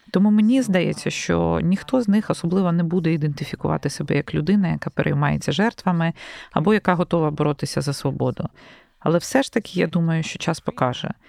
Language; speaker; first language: Ukrainian; native; Ukrainian